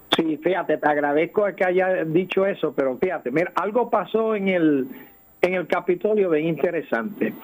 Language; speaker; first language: Spanish; native; Spanish